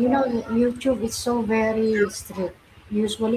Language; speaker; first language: English; non-native, local second language; Filipino